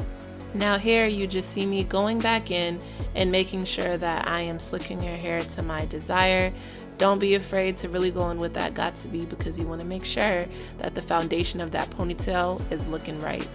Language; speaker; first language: English; native; English